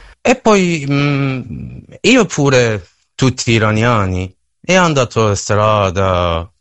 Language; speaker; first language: Italian; non-native, learner; Persian